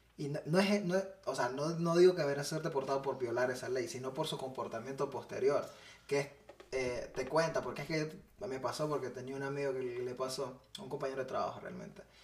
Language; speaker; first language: Spanish; native; Spanish